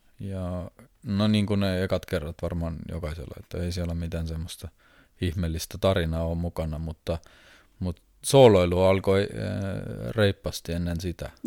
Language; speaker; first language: Finnish; non-native, fluent; Estonian